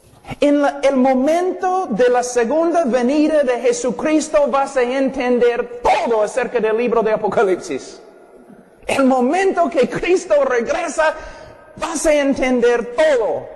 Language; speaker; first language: Spanish; non-native, fluent; English